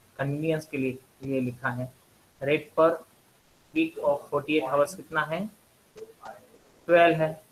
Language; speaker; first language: Hindi; non-native, local second language; Marathi